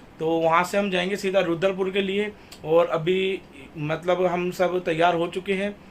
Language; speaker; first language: Hindi; native; Hindi